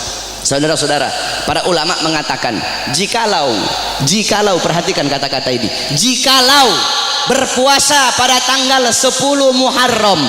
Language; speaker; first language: Indonesian; native; Indonesian